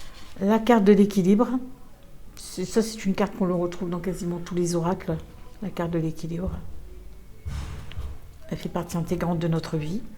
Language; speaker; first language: French; native; French